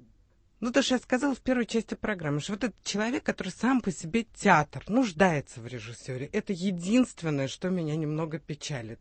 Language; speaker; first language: Russian; native; Russian